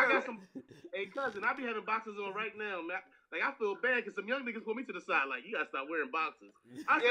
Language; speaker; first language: English; native; English